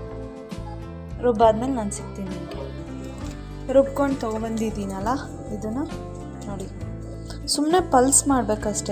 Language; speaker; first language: Kannada; native; Kannada